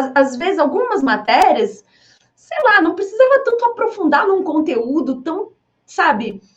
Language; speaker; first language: Portuguese; early bilingual, other home language; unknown